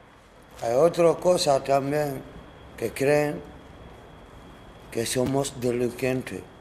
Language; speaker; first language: Spanish; non-native, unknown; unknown